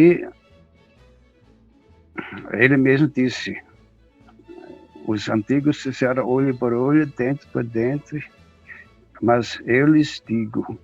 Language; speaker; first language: Portuguese; non-native, fluent; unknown